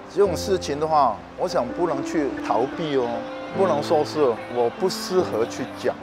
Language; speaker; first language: Chinese; non-native, local second language; Cantonese